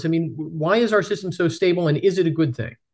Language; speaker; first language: English; native; English